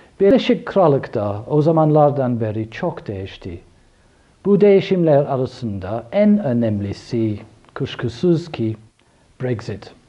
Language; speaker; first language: Turkish; non-native, fluent; English